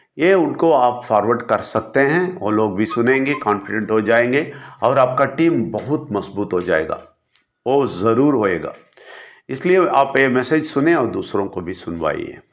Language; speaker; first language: Hindi; non-native, local second language; Malayalam